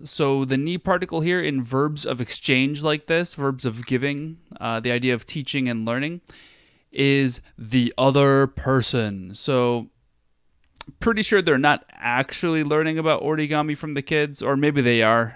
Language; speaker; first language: English; native; English